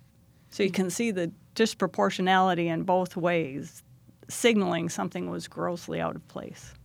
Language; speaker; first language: English; native; English